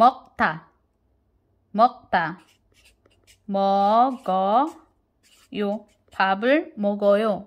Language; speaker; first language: Korean; non-native, fluent; Filipino